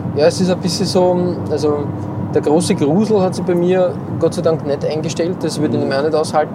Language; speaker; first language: German; native; German